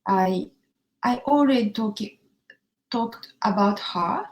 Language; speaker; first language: English; non-native, learner; Japanese